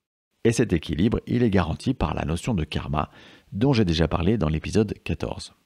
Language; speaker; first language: French; native; French